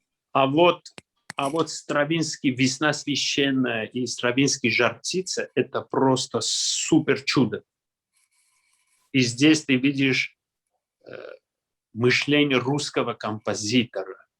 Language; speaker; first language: Russian; non-native, local second language; Armenian